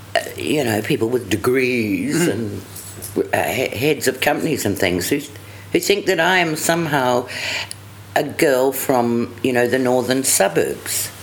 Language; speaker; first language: English; native; English